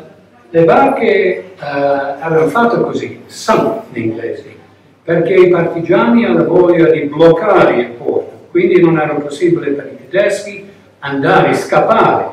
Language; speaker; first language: Italian; non-native, learner; English